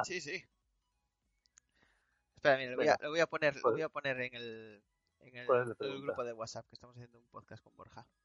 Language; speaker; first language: Spanish; native; Spanish